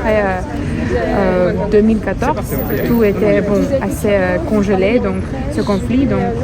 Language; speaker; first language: French; non-native, learner; Ukrainian